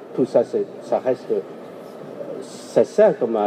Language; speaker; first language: French; non-native, fluent; Chinese